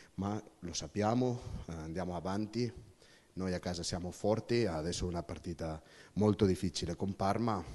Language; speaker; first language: Italian; non-native, fluent; Spanish